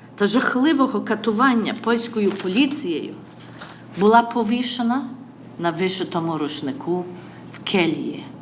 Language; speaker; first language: Ukrainian; early bilingual, other home language; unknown